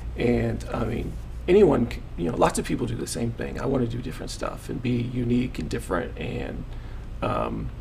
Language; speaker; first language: English; native; English